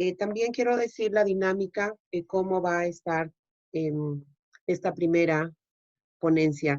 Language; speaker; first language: Spanish; native; Spanish